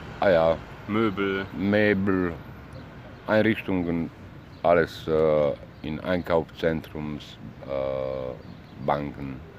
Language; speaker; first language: German; non-native, learner; Bosnian